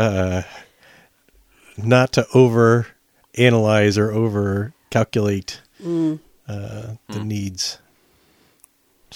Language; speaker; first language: English; native; English